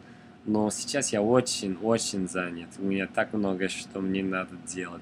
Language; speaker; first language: Russian; non-native, learner; English